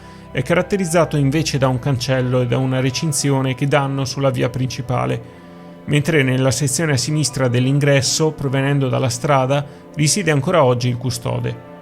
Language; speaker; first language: Italian; native; Italian